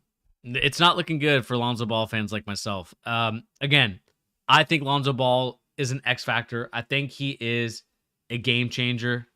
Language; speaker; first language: English; native; English